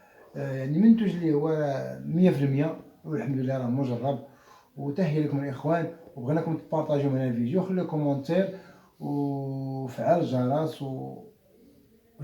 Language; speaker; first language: Arabic; native; Arabic